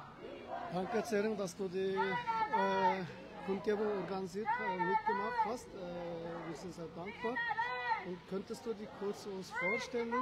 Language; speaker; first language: German; non-native, learner; Uyghur